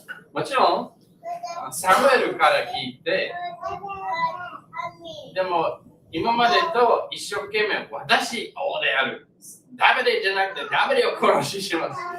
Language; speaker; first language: Japanese; non-native, learner; English